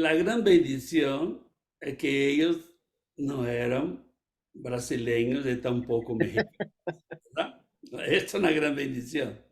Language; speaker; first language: Spanish; non-native, fluent; Portuguese